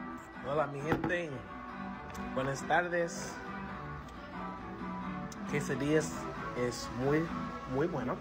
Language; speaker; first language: Spanish; non-native, learner; English